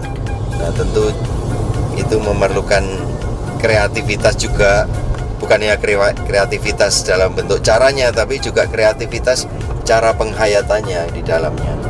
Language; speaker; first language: Indonesian; native; Indonesian